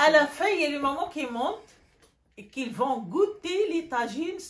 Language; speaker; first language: French; non-native, local second language; Arabic